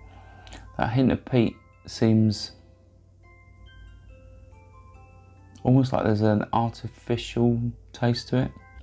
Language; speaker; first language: English; native; English